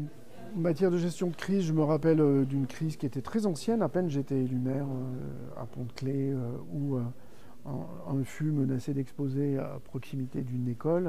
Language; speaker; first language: French; native; French